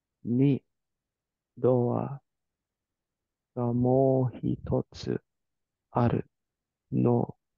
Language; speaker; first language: Japanese; non-native, learner; English